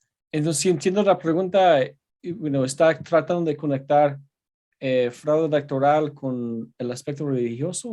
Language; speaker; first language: Spanish; non-native, fluent; English